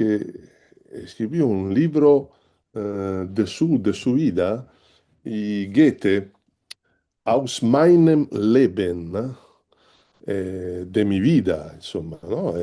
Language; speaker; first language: Spanish; non-native, learner; Italian